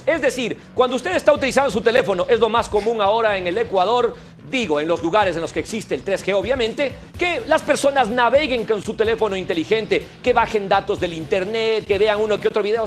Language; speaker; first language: Spanish; native; Spanish